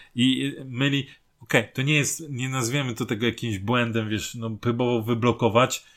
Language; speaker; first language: Polish; native; Polish